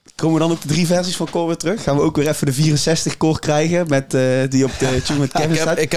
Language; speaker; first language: Dutch; native; Dutch